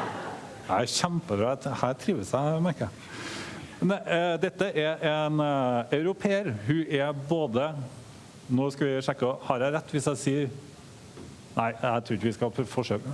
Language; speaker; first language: Norwegian; native; Norwegian